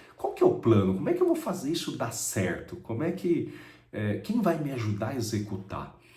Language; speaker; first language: Portuguese; native; Portuguese